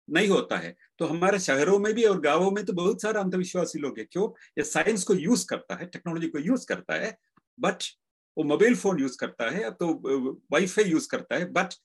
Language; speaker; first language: Hindi; non-native, local second language; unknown